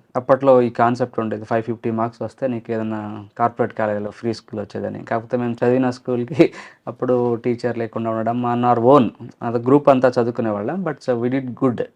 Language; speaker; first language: Telugu; non-native, local second language; Lambadi